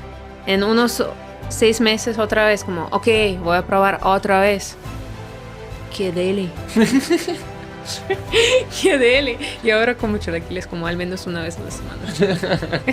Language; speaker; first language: Spanish; non-native, fluent; Ukrainian